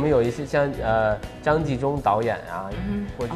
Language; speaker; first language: Chinese; native; Chinese